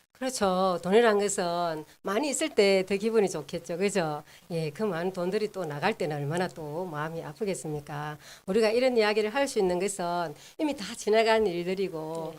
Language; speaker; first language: Korean; native; Korean